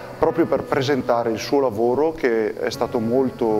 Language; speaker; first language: Italian; native; Italian